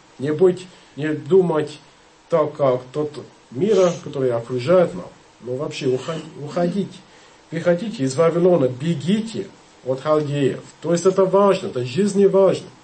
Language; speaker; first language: Russian; non-native, fluent; English